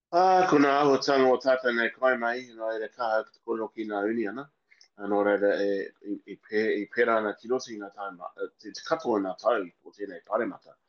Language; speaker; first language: Māori; non-native, local second language; English